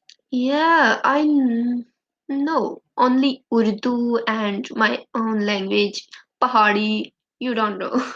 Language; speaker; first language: English; non-native, learner; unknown